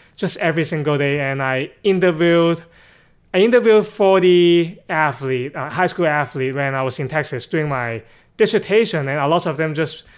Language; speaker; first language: English; non-native, local second language; Cantonese